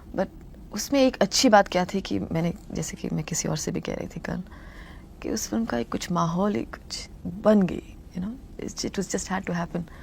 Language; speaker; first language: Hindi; non-native, local second language; Tamil